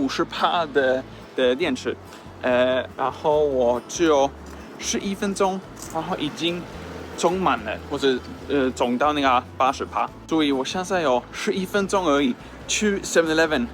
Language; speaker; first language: Chinese; non-native, fluent; Swedish